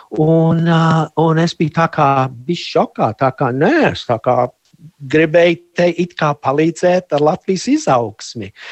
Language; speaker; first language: Latvian; early bilingual, heritage; Latvian